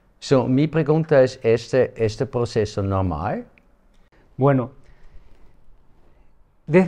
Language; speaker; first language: Spanish; non-native, learner; German